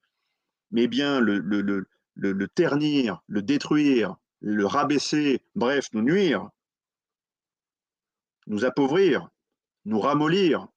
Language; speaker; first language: French; native; French